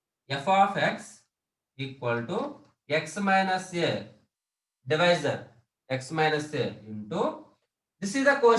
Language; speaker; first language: English; non-native, local second language; Telugu